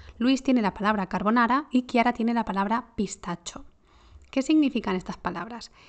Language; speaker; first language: Spanish; native; Spanish